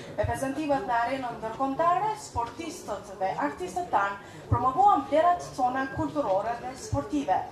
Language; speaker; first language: Albanian; native; Albanian